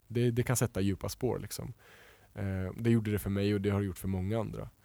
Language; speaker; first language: Swedish; native; Swedish